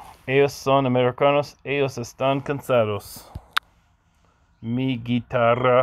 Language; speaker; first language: Spanish; non-native, learner; English